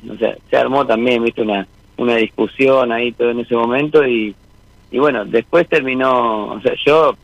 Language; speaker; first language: Spanish; native; Spanish